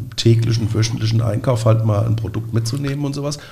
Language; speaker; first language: German; native; German